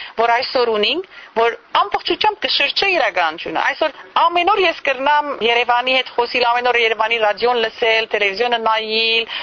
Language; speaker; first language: Armenian; early bilingual, heritage; Armenian